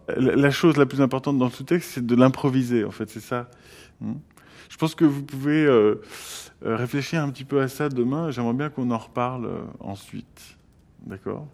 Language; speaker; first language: French; native; French